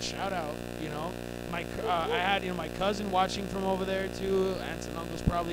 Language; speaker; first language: English; early bilingual, other home language; Spanish